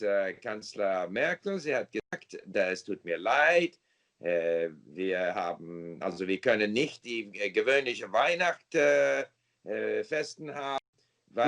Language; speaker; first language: German; non-native, fluent; English